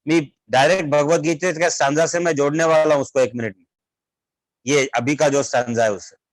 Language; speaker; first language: Hindi; non-native, local second language; Marathi